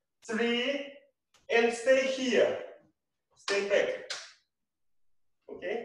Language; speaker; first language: English; non-native, learner; Russian